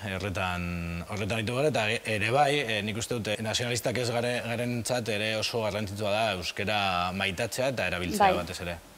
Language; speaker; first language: Basque; non-native, local second language; Spanish